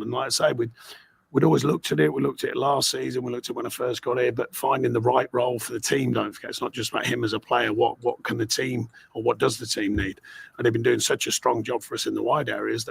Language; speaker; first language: English; native; English